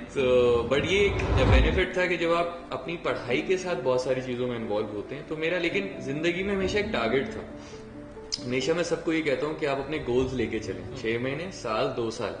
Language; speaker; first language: Urdu; native; Urdu